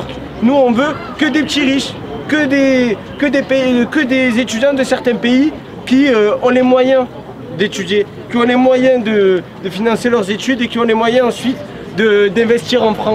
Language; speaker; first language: French; native; French